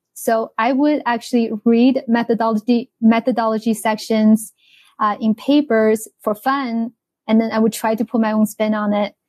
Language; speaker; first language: English; non-native, fluent; Chinese